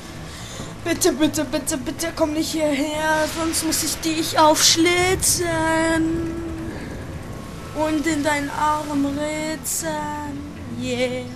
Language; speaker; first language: German; native; German